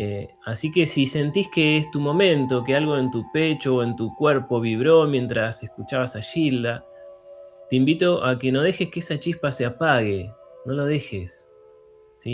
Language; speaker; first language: Spanish; native; Spanish